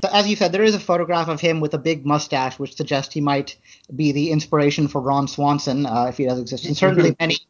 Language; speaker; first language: English; native; English